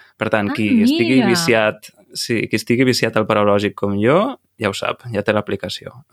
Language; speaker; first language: Catalan; native; Catalan